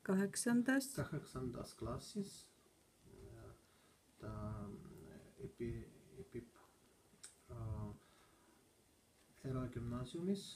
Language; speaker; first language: Estonian; non-native, learner; Russian